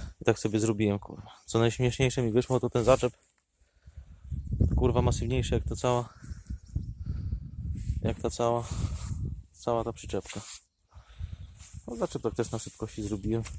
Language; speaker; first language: Polish; native; Polish